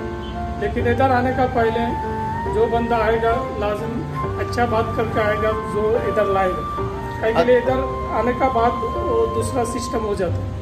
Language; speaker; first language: Hindi; non-native, fluent; Bangla